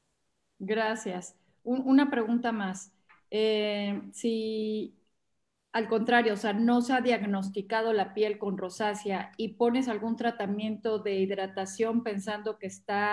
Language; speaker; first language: Spanish; native; Spanish